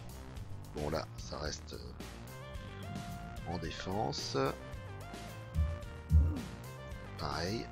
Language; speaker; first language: French; native; French